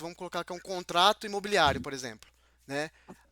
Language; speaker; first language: Portuguese; native; Portuguese